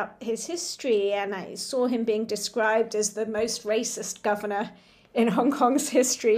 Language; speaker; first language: English; native; English